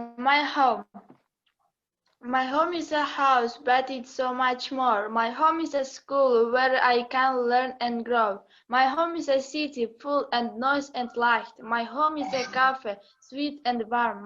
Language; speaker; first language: English; non-native, learner; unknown